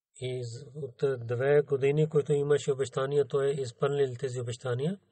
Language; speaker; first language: Bulgarian; non-native, fluent; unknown